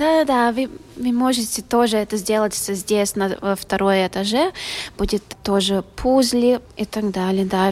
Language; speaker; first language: Russian; non-native, local second language; Latvian